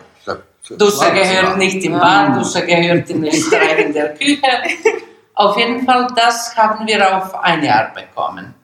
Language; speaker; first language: German; non-native, learner; Bosnian